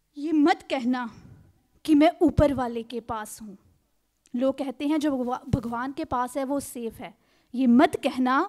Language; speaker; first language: Hindi; native; Hindi